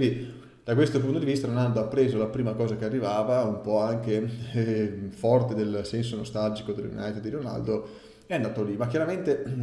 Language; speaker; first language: Italian; native; Italian